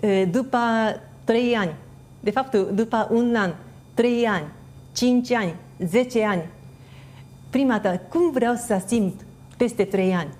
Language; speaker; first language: Romanian; non-native, fluent; Japanese